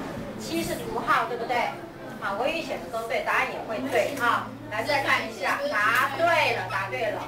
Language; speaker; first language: Chinese; native; Chinese